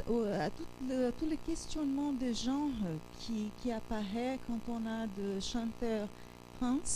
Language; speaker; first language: French; non-native, fluent; Portuguese